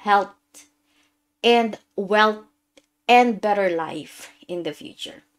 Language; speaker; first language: English; non-native, local second language; Filipino